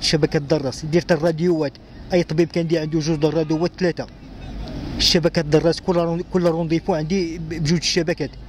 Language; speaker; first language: Arabic; native; Arabic